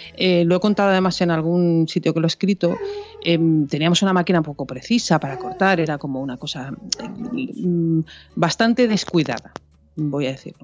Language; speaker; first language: Spanish; native; Spanish